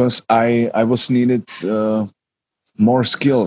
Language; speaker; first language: English; non-native, learner; Czech